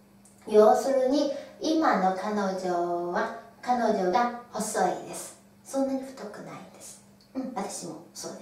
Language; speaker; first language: Japanese; non-native, fluent; Chinese